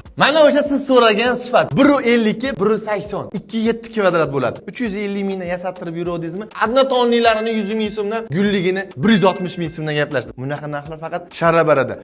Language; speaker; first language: Uzbek; native; Uzbek